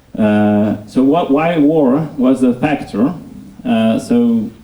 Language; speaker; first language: English; non-native, fluent; Lithuanian